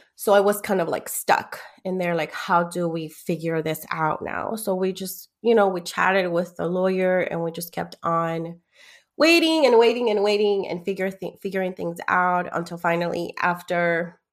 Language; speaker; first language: English; early bilingual, other home language; Spanish